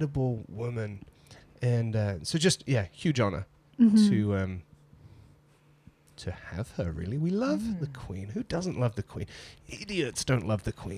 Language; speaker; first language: English; native; English